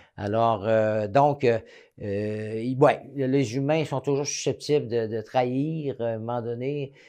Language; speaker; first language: French; native; French